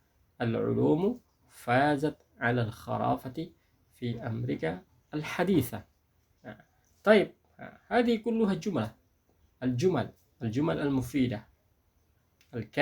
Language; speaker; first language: Arabic; non-native, fluent; Indonesian